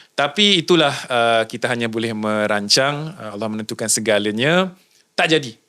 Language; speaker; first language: Malay; native; Malay